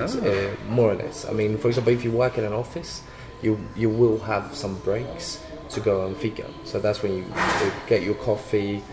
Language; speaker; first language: English; non-native, fluent; Swedish